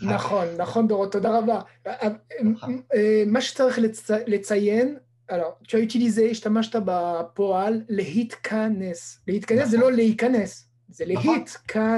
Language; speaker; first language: Hebrew; non-native, fluent; French